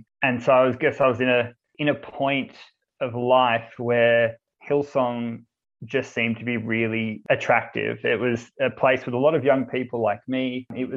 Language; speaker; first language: English; native; English